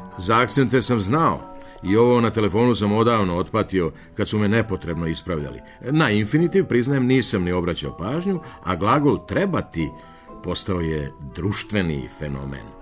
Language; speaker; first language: Serbian; native; Serbian